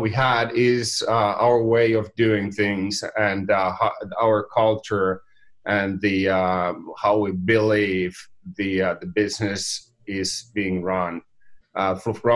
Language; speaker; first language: English; non-native, fluent; Finnish